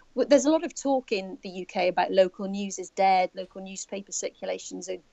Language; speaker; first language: English; native; English